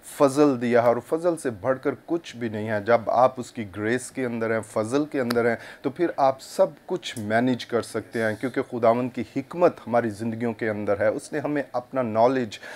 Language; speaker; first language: Urdu; non-native, local second language; Punjabi